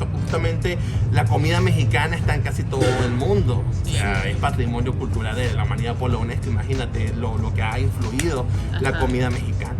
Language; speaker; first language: Spanish; native; Spanish